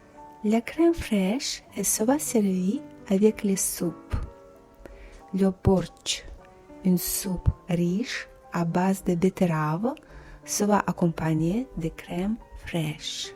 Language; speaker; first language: French; non-native, fluent; Russian